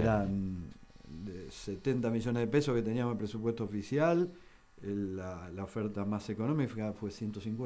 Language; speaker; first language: Spanish; native; Spanish